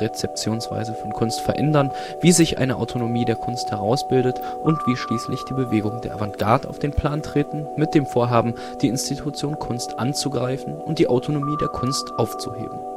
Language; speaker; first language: German; native; German